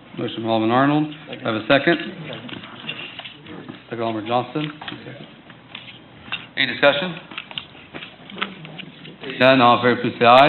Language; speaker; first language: English; native; English